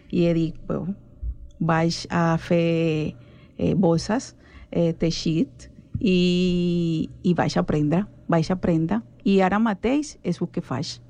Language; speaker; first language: Catalan; non-native, learner; Spanish